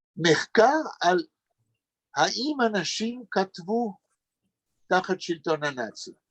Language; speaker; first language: Hebrew; native; Hebrew